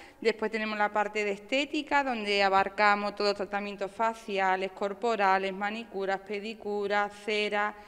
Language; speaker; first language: Spanish; native; Spanish